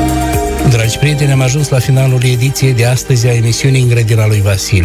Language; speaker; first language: Romanian; native; Romanian